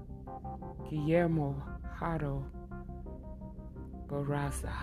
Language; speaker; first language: Spanish; non-native, learner; English